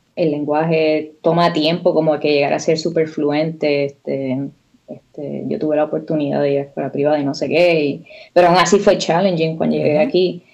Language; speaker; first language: Spanish; native; Spanish